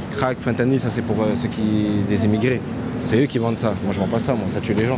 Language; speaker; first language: French; native; French